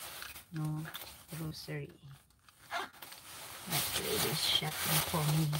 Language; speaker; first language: English; non-native, local second language; Filipino